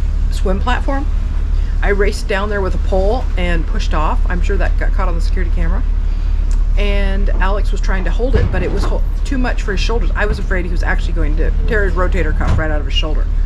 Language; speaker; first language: English; native; English